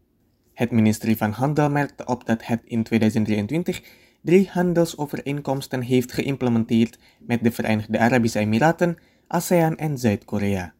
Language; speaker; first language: Dutch; non-native, fluent; Indonesian